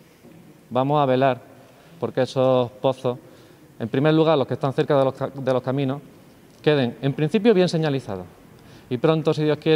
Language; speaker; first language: Spanish; native; Spanish